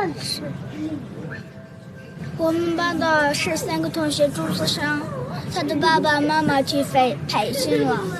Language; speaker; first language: Chinese; non-native, local second language; Uyghur